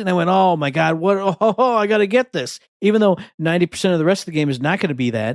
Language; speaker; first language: English; native; English